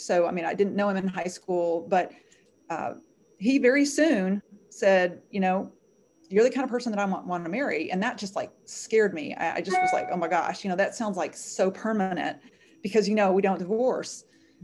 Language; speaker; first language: English; native; English